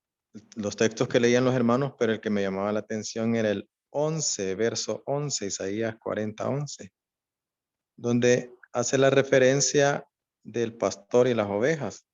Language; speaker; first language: Spanish; native; Spanish